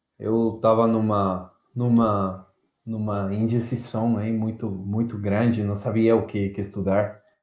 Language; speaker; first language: Portuguese; non-native, fluent; Spanish